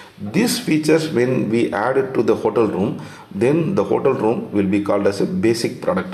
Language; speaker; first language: English; non-native, local second language; Tamil